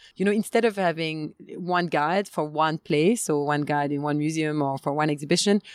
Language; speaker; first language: English; non-native, fluent; French